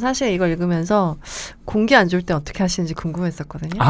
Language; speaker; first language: Korean; native; Korean